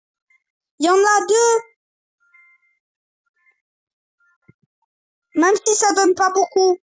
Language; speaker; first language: French; native; French